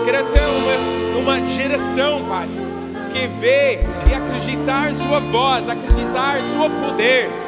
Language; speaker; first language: Portuguese; non-native, learner; English